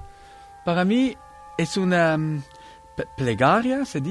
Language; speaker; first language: Spanish; non-native, fluent; Italian